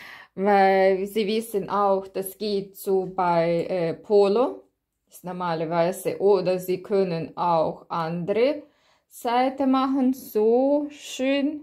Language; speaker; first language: German; non-native, learner; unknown